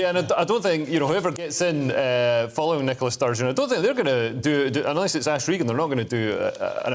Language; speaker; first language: English; native; English